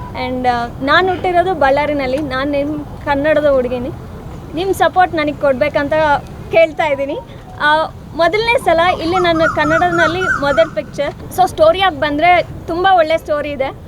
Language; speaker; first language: Kannada; non-native, local second language; Telugu